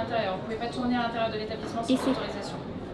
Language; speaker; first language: French; native; French